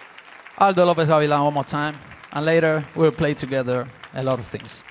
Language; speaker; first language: English; non-native, learner; Spanish